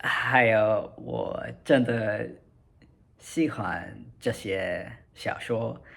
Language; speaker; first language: Chinese; non-native, learner; English